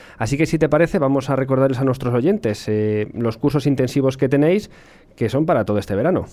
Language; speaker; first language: Spanish; native; Spanish